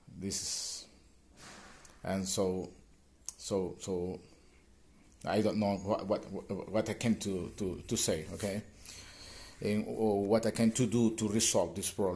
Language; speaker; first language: English; non-native, learner; Spanish